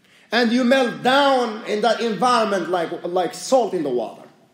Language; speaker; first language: English; native; English